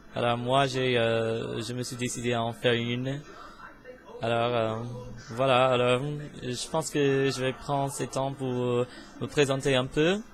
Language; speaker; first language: French; non-native, fluent; English